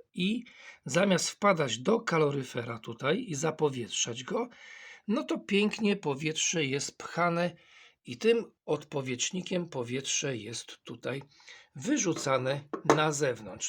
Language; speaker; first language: Polish; native; Polish